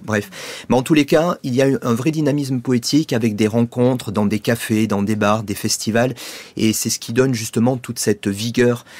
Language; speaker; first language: French; native; French